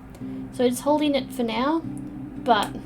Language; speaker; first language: English; native; English